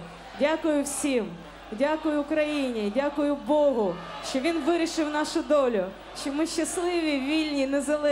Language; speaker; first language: Ukrainian; early bilingual, heritage; English